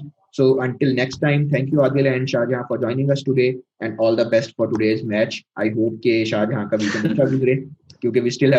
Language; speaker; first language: English; non-native, local second language; Urdu